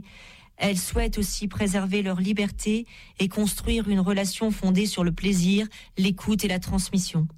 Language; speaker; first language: French; native; French